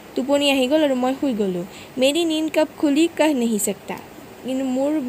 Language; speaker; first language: Hindi; non-native, local second language; Assamese